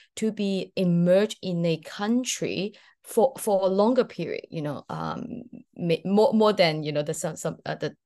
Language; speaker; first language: English; early bilingual, other home language; Cantonese